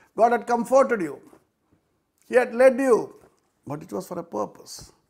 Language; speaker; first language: English; non-native, local second language; Malayalam